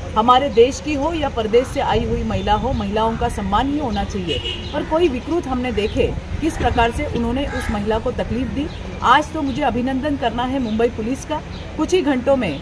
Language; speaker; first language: Hindi; non-native, local second language; Marathi